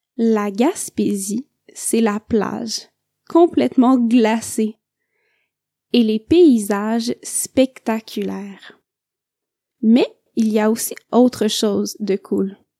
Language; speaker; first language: French; native; French